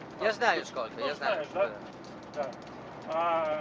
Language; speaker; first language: Russian; non-native, learner; Italian